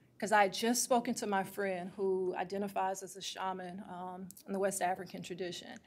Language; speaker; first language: English; native; English